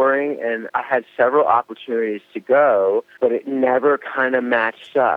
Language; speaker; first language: English; native; English